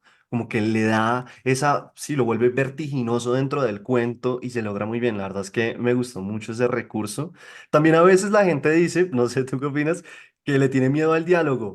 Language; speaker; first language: Spanish; native; Spanish